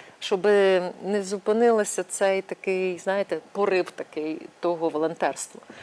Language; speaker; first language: Ukrainian; native; Ukrainian